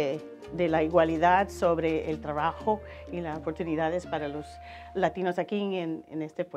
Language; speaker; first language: Spanish; non-native, learner; English